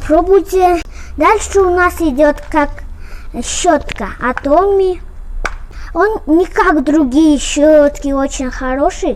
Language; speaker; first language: Russian; non-native, local second language; Kyrgyz